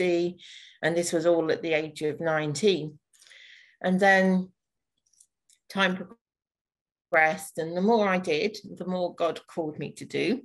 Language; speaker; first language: English; native; English